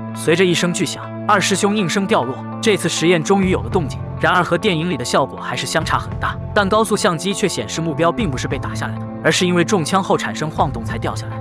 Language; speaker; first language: Chinese; native; Chinese